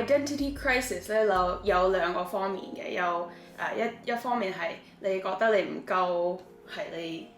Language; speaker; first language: Cantonese; early bilingual, heritage; Cantonese